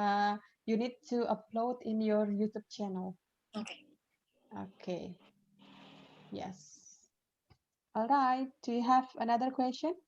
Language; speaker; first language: English; non-native, fluent; Indonesian